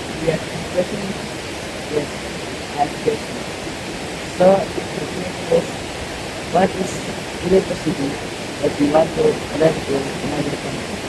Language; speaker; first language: English; non-native, learner; Indonesian